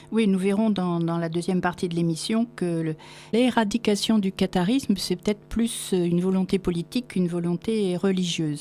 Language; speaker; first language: French; native; French